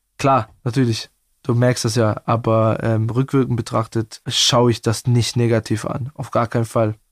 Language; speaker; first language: German; native; German